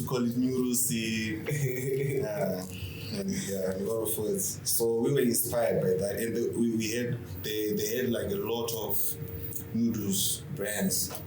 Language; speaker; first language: English; non-native, local second language; Shona